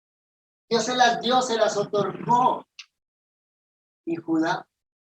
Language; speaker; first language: Spanish; native; Spanish